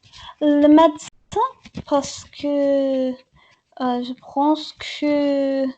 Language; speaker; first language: French; non-native, learner; English